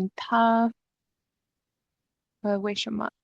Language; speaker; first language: Chinese; non-native, learner; English